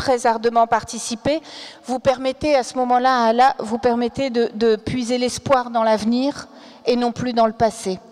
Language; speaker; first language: French; native; French